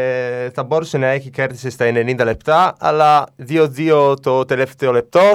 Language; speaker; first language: Greek; non-native, learner; Italian